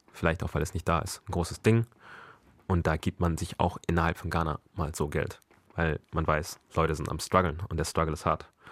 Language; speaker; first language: German; early bilingual, other home language; Akan